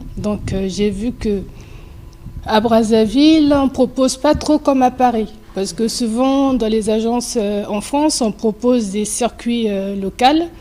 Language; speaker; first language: French; early bilingual, other home language; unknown